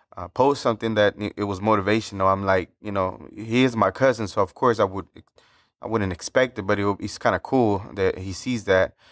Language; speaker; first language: English; early bilingual, other home language; Spanish